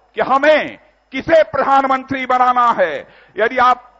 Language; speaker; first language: Hindi; native; Hindi